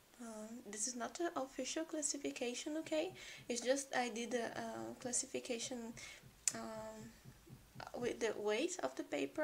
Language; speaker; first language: English; non-native, fluent; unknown